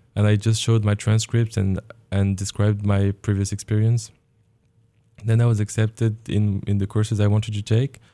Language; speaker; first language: English; non-native, fluent; Arabic